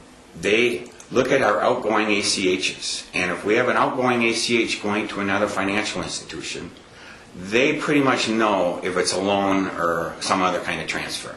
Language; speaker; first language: English; native; English